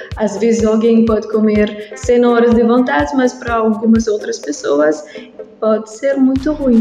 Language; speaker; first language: Portuguese; non-native, learner; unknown